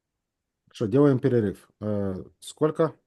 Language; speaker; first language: Russian; native; Russian